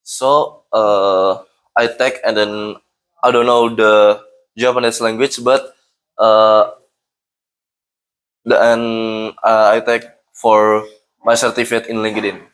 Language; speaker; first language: English; non-native, learner; Indonesian